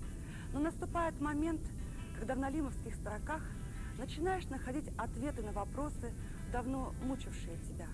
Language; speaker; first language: Russian; native; Russian